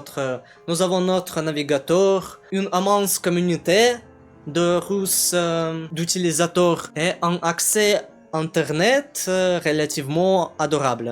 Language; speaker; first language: French; non-native, learner; Russian